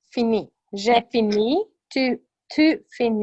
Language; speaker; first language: French; non-native, learner; English